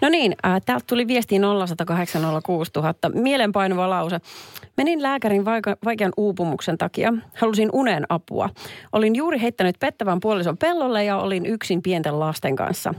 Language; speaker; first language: Finnish; native; Finnish